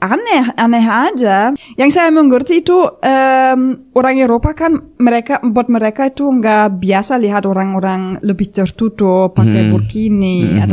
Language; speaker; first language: Indonesian; non-native, fluent; German